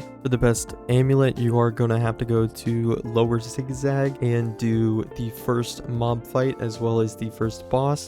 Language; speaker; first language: English; native; English